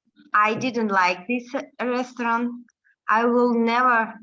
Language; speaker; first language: English; non-native, learner; Russian